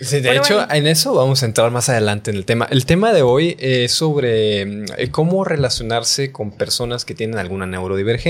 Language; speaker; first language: Spanish; native; Spanish